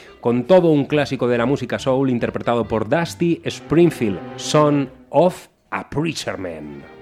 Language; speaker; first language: Spanish; native; Spanish